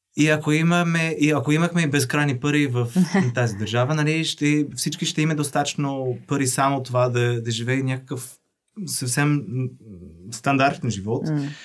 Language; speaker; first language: Bulgarian; non-native, fluent; English